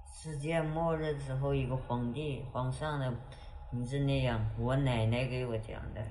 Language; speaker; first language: Chinese; non-native, local second language; Uyghur